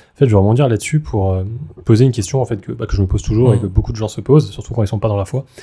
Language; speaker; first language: French; native; French